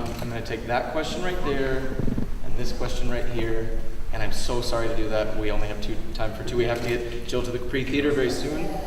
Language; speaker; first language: English; native; English